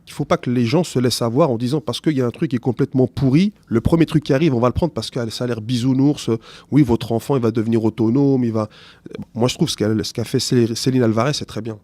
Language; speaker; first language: French; early bilingual, other home language; Arabic